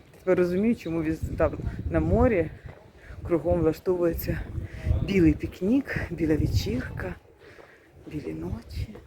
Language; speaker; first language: Ukrainian; native; Ukrainian